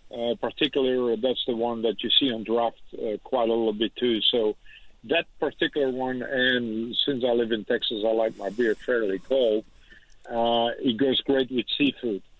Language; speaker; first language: English; non-native, fluent; Dutch